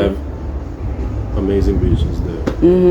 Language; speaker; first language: English; non-native, fluent; Portuguese